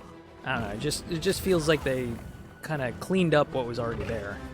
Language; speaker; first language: English; native; English